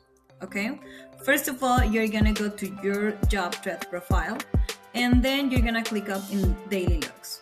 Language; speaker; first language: English; non-native, fluent; Spanish